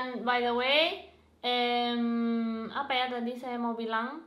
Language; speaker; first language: Indonesian; non-native, fluent; Spanish